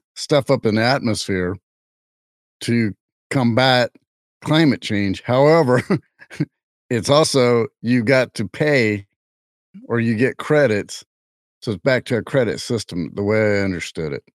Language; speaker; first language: English; native; English